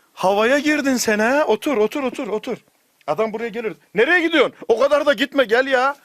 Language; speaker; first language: Turkish; native; Turkish